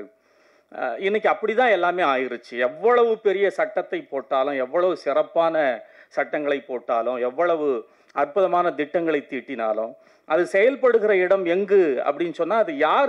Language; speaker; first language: Tamil; native; Tamil